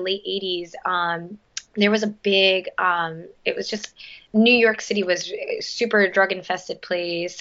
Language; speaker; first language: English; early bilingual, other home language; Spanish